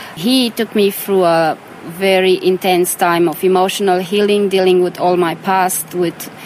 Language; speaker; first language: English; non-native, fluent; Romanian